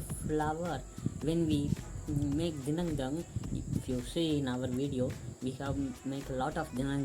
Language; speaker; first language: English; non-native, local second language; Tamil